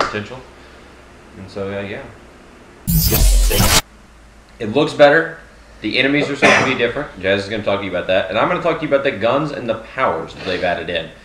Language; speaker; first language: English; native; English